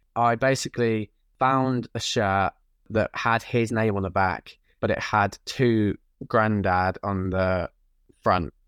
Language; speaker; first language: English; native; English